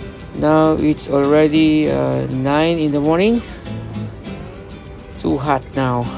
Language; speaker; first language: English; non-native, local second language; Filipino